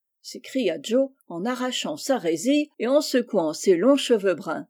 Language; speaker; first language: French; native; French